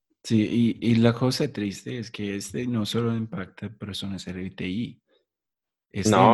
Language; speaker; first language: Spanish; non-native, fluent; English